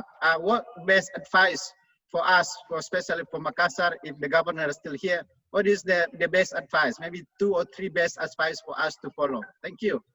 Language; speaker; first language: English; non-native, fluent; Indonesian